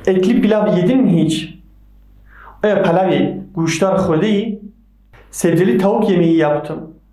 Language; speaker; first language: Turkish; non-native, fluent; Persian